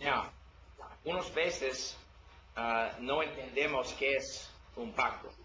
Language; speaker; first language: Spanish; non-native, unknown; English